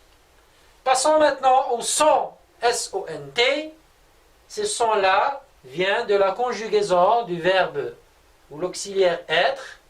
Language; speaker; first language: French; non-native, local second language; Arabic